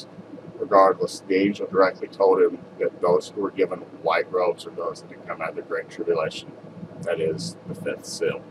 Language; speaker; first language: English; native; English